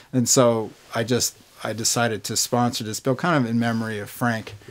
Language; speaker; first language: English; native; English